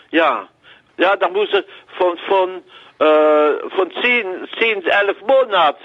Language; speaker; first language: German; non-native, learner; French